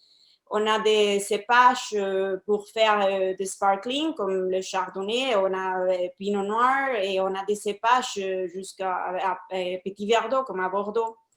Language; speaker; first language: French; non-native, fluent; Spanish